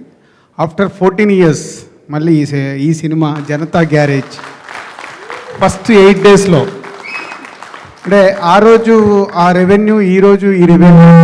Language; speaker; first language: Telugu; native; Telugu